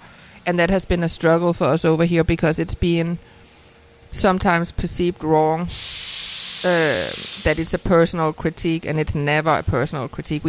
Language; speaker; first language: English; non-native, fluent; Danish